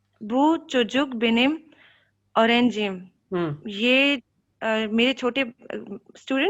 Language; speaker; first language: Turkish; non-native, learner; Urdu